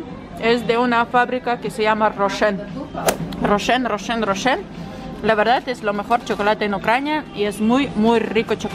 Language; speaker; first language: Spanish; non-native, fluent; Ukrainian